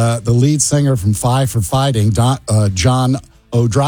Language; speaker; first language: English; native; English